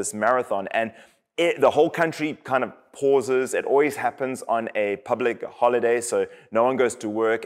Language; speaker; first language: English; native; English